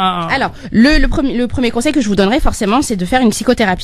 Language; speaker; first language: French; native; French